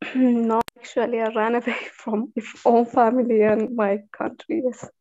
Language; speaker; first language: English; non-native, learner; Persian